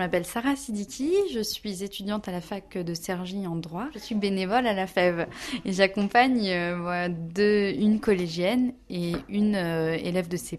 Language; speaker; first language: French; native; French